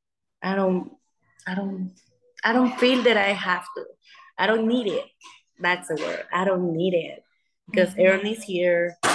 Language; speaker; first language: English; non-native, learner; Spanish